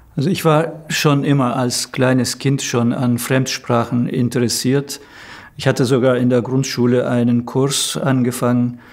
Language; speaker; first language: German; non-native, fluent; Turkish